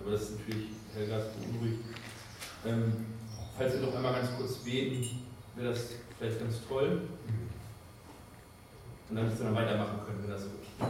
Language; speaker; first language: German; native; German